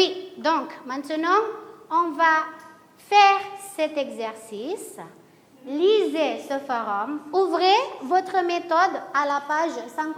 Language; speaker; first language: French; non-native, fluent; Indonesian